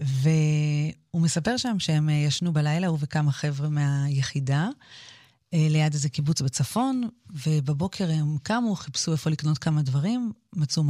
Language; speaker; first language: Hebrew; native; Hebrew